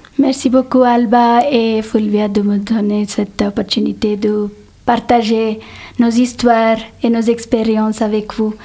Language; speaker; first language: French; non-native, fluent; Telugu